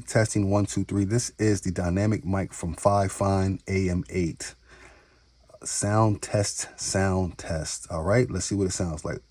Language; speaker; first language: English; native; English